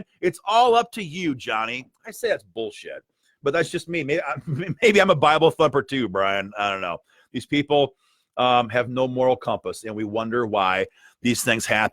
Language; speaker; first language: English; native; English